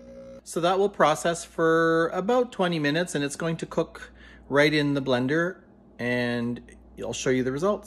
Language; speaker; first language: English; native; English